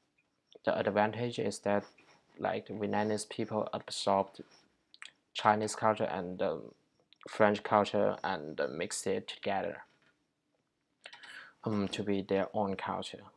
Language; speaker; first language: English; non-native, learner; Chinese